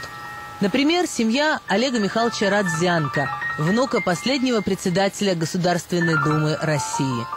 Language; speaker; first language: Russian; native; Russian